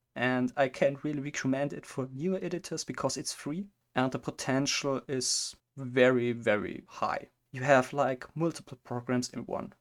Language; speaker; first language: English; non-native, fluent; German